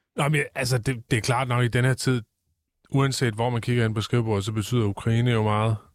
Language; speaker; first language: Danish; native; Danish